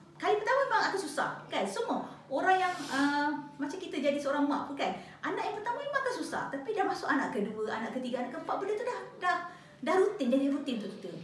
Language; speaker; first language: Malay; native; Malay